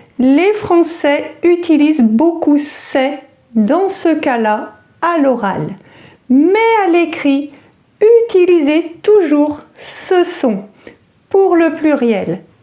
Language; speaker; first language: French; native; French